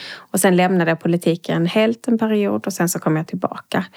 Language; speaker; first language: Swedish; native; Swedish